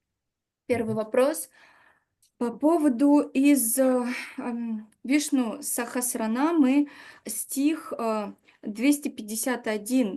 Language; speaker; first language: Russian; native; Russian